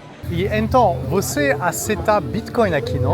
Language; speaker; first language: Portuguese; non-native, learner; French